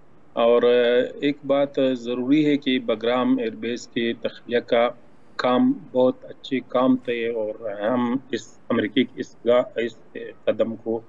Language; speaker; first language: Hindi; non-native, learner; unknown